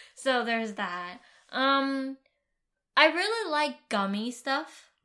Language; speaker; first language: English; early bilingual, other home language; Vietnamese